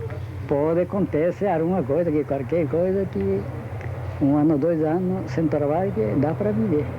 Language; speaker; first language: Portuguese; non-native, learner; Japanese